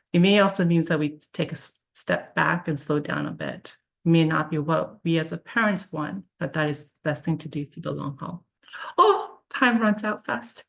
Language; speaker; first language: English; early bilingual, other home language; Korean